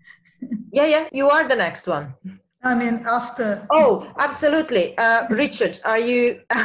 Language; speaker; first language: English; non-native, fluent; Hungarian